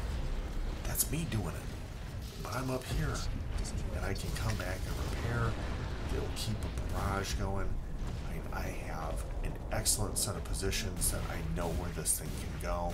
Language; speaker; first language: English; native; English